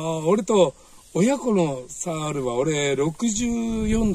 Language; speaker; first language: Japanese; native; Japanese